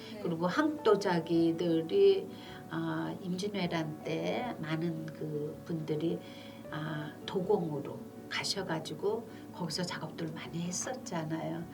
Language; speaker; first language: Korean; native; Korean